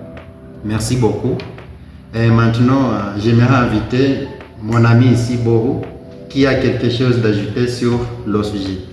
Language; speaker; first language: French; non-native, learner; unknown